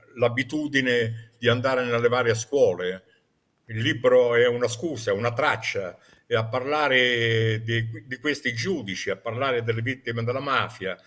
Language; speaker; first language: Italian; native; Italian